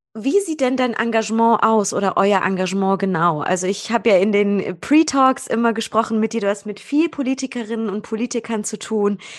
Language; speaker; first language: German; native; German